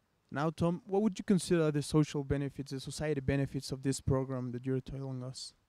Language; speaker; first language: English; non-native, fluent; Spanish